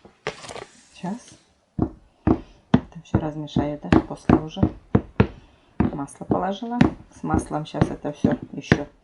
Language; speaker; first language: Russian; native; Russian